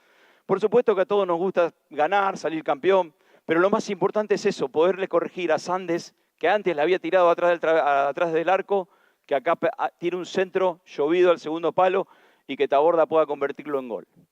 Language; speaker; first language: Spanish; native; Spanish